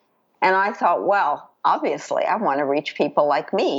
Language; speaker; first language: English; native; English